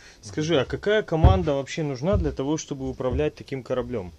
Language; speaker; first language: Russian; native; Russian